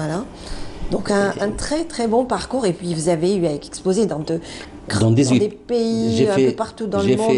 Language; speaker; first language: French; non-native, local second language; Arabic